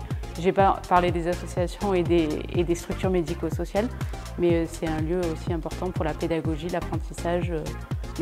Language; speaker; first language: French; native; French